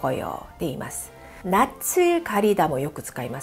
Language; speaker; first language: Japanese; non-native, fluent; Korean